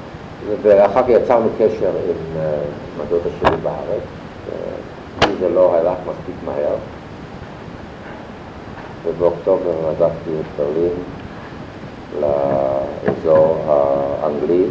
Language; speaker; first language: Hebrew; non-native, fluent; German